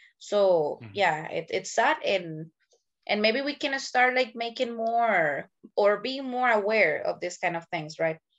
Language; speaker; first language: English; non-native, fluent; Spanish